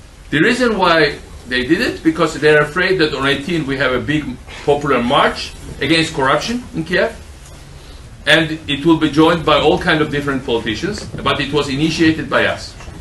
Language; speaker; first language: English; non-native, fluent; Georgian